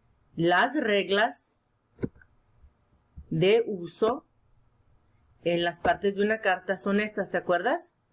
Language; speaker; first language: Spanish; early bilingual, heritage; Spanish